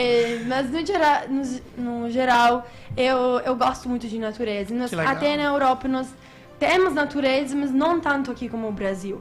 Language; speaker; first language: Portuguese; non-native, fluent; Italian